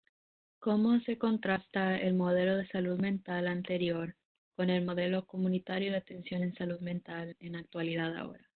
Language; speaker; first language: Spanish; non-native, fluent; English